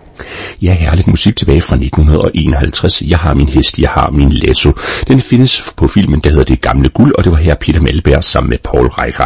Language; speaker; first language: Danish; native; Danish